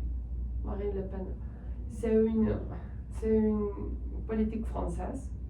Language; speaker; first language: French; non-native, fluent; Spanish